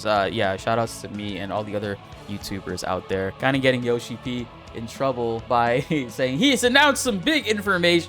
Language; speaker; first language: English; native; English